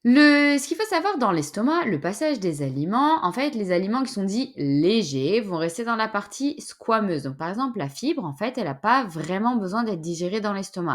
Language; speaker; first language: French; native; French